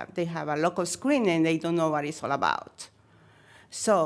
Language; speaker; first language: English; non-native, fluent; Spanish